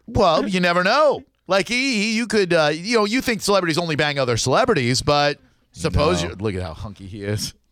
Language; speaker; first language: English; native; English